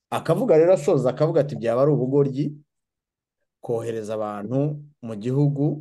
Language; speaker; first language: Kinyarwanda; native; Kinyarwanda